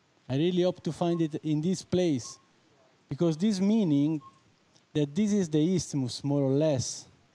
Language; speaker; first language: English; non-native, fluent; Italian